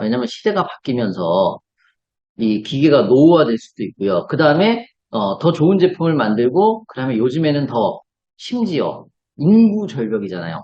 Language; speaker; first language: Korean; native; Korean